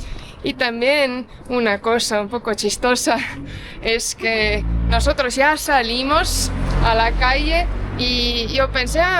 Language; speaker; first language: Spanish; non-native, fluent; Estonian